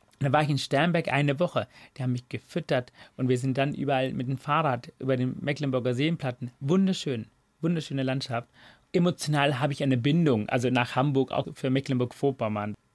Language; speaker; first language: German; non-native, fluent; Tamil